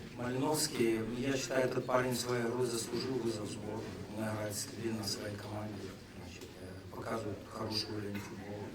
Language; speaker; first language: Russian; native; Russian